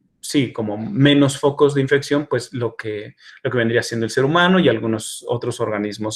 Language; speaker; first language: Spanish; native; Spanish